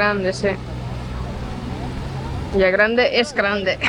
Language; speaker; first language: Spanish; non-native, fluent; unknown